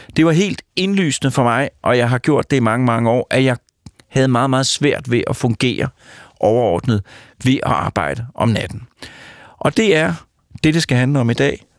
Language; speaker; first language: Danish; native; Danish